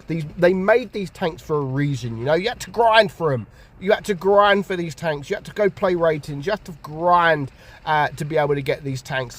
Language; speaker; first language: English; native; English